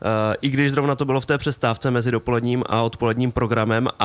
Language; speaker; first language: Czech; native; Czech